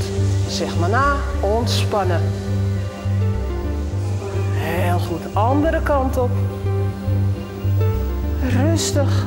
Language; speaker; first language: Dutch; native; Dutch